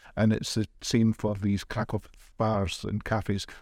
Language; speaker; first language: English; native; English